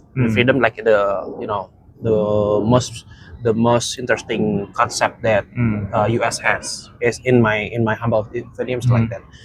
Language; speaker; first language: English; non-native, fluent; Indonesian